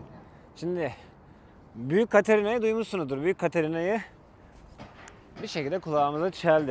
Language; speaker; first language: Turkish; native; Turkish